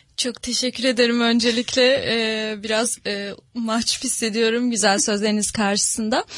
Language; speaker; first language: Turkish; non-native, fluent; Russian